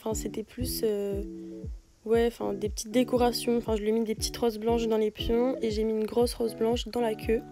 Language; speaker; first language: French; native; French